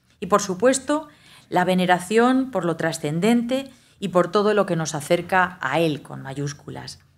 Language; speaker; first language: Spanish; native; Spanish